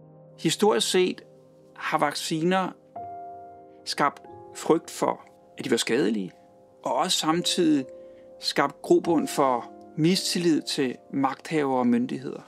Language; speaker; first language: Danish; native; Danish